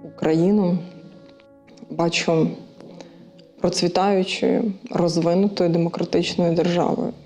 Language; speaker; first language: Ukrainian; native; Ukrainian